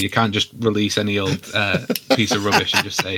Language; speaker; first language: English; native; English